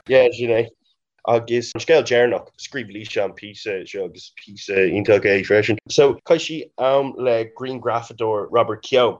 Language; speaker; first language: Irish; non-native, local second language; English